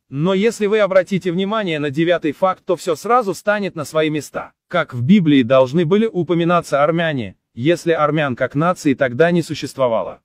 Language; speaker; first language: Russian; non-native, local second language; Azerbaijani